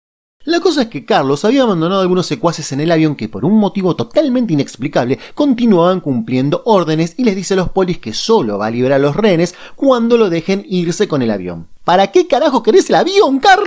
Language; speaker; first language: Spanish; native; Spanish